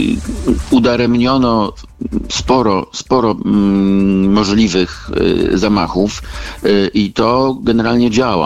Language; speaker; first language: Polish; native; Polish